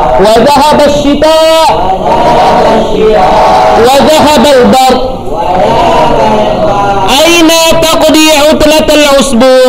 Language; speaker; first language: Arabic; non-native, fluent; Indonesian